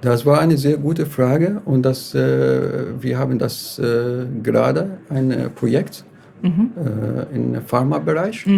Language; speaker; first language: German; non-native, fluent; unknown